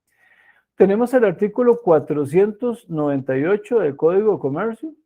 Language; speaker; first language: Spanish; native; Spanish